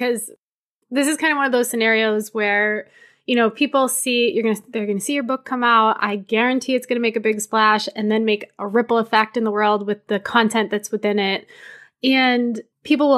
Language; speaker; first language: English; native; English